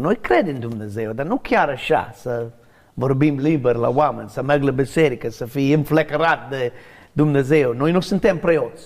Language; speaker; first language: Romanian; non-native, learner; English